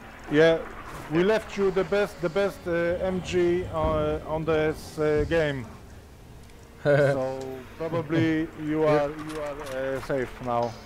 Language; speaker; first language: English; non-native, learner; Polish